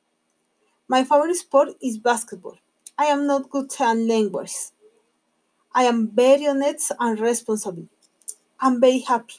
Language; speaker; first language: English; non-native, learner; Spanish